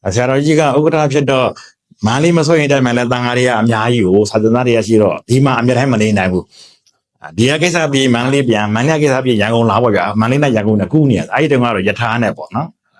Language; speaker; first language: Burmese; native; Burmese